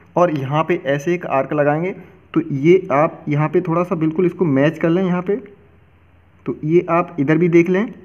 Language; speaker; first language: Hindi; native; Hindi